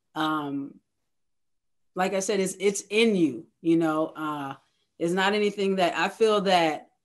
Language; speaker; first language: English; native; English